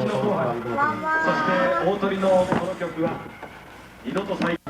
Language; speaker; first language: Japanese; native; Japanese